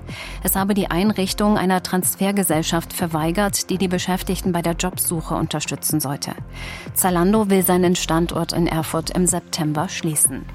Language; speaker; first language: German; native; German